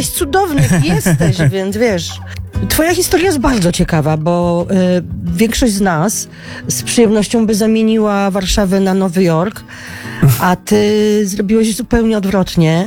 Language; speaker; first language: Polish; native; Polish